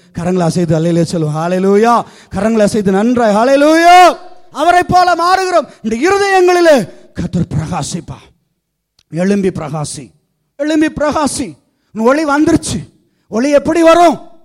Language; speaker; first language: Tamil; native; Tamil